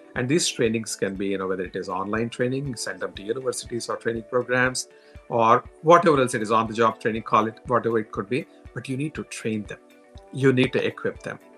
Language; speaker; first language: English; non-native, local second language; Telugu